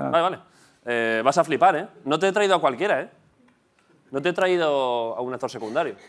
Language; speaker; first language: Spanish; native; Spanish